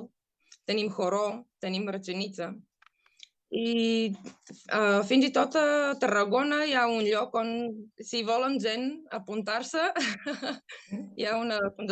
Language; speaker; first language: Catalan; non-native, fluent; Bulgarian